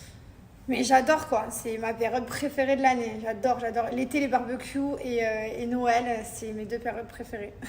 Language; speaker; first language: French; native; French